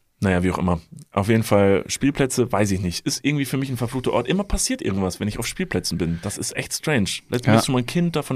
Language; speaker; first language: German; native; German